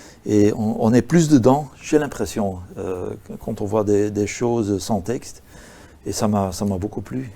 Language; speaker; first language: French; non-native, local second language; Dutch